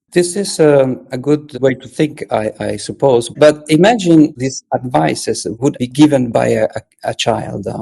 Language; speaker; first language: English; non-native, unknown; Italian